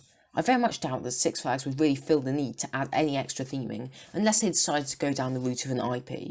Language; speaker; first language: English; native; English